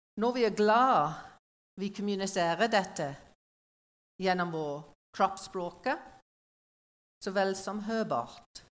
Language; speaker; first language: Norwegian; non-native, learner; English